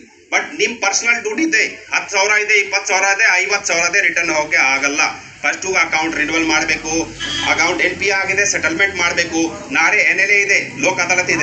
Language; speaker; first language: Kannada; non-native, learner; Hindi